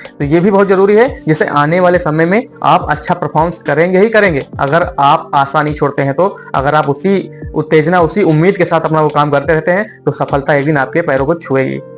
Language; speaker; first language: Hindi; native; Hindi